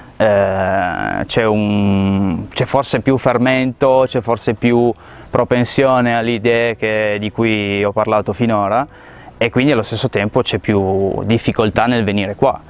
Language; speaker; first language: Italian; native; Italian